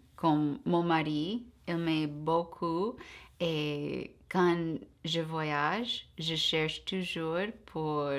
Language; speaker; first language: French; non-native, fluent; English